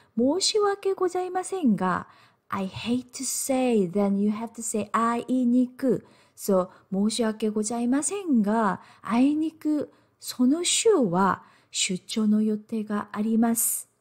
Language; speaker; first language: Japanese; non-native, fluent; Korean